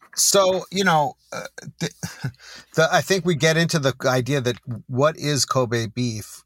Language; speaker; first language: English; native; English